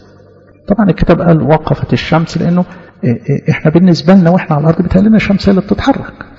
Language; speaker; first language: Arabic; native; Arabic